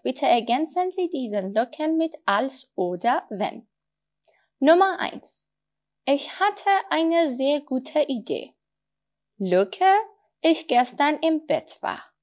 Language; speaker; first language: German; non-native, fluent; Persian